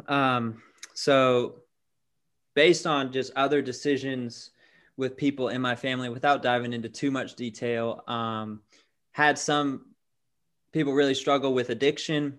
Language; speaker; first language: English; native; English